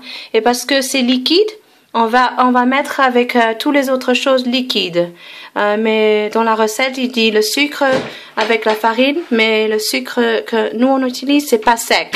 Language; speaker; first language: French; non-native, fluent; English